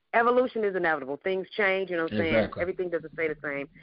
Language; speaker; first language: English; native; English